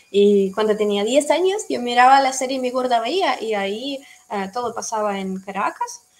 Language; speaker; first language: Spanish; non-native, fluent; Russian